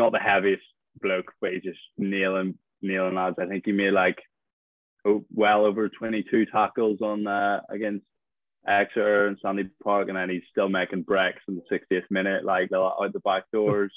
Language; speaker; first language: English; native; English